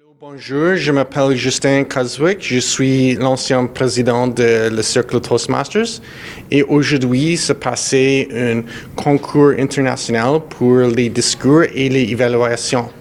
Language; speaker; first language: French; non-native, learner; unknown